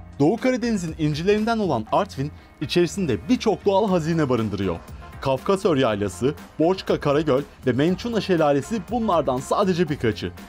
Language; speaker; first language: Turkish; native; Turkish